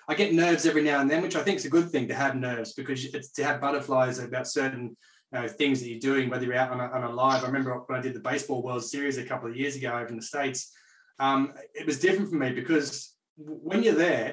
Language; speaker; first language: English; native; English